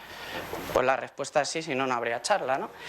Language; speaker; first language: Spanish; native; Spanish